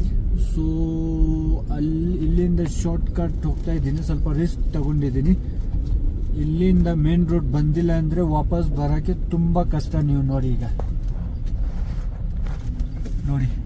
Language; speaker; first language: Kannada; non-native, fluent; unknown